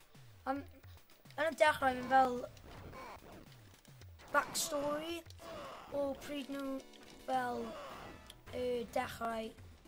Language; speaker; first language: Welsh; non-native, local second language; English